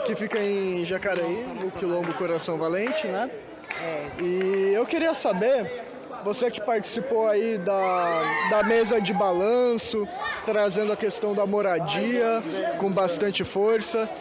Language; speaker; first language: Portuguese; native; Portuguese